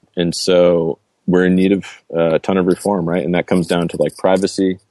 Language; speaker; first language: English; native; English